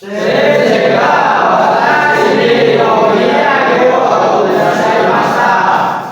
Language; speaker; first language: Japanese; non-native, learner; Indonesian